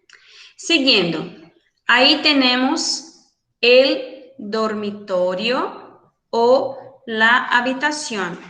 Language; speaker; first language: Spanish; non-native, fluent; Portuguese